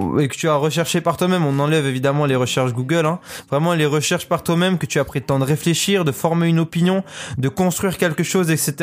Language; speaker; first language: French; native; French